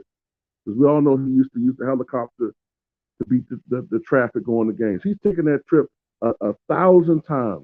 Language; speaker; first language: English; native; English